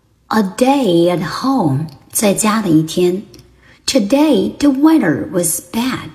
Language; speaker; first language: English; non-native, fluent; Chinese